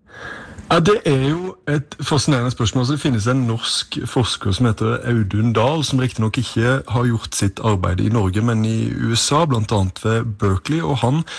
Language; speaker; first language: Norwegian; native; Norwegian